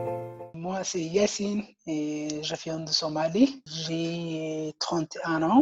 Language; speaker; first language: French; non-native, learner; Somali